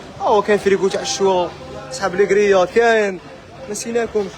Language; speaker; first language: Arabic; native; Arabic